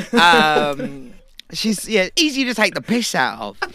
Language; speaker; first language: English; native; English